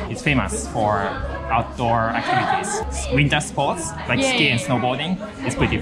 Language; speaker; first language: English; non-native, fluent; Japanese